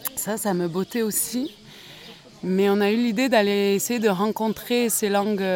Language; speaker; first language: French; native; French